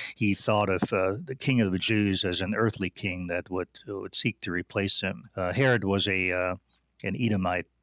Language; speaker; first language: English; non-native, fluent; German